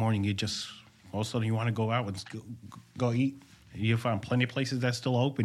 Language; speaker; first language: English; native; English